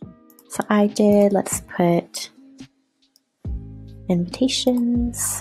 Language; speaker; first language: English; native; English